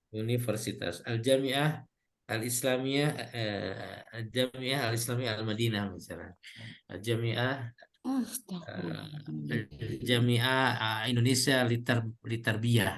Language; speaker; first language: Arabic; non-native, fluent; Indonesian